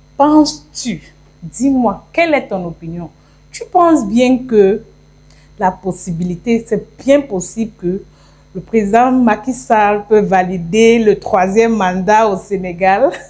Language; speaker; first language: French; non-native, local second language; English